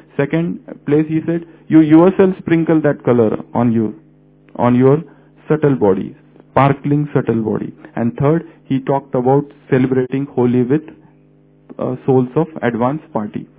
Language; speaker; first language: English; non-native, local second language; Marathi